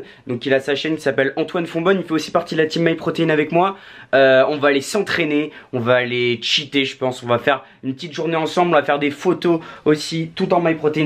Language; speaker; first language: French; native; French